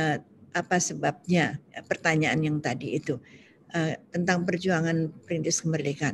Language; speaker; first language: Indonesian; native; Indonesian